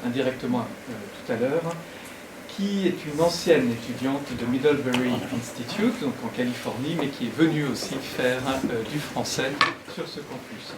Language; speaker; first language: French; native; French